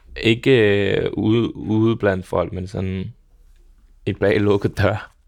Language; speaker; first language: Danish; early bilingual, other home language; Serbian